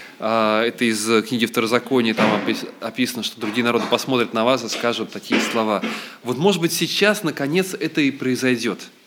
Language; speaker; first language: Russian; native; Russian